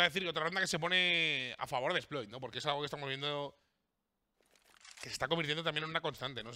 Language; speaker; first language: Spanish; native; Spanish